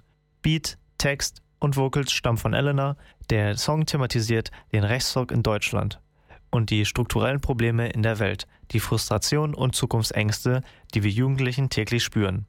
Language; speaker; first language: German; native; German